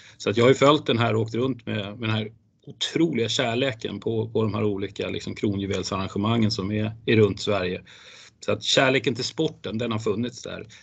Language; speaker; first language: Swedish; native; Swedish